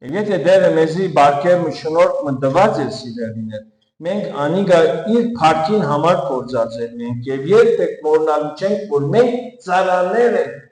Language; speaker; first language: Armenian; early bilingual, heritage; Armenian